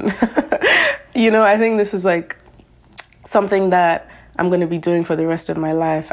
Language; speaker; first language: English; non-native, local second language; Yoruba